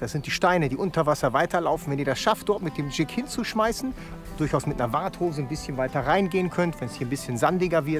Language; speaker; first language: German; native; German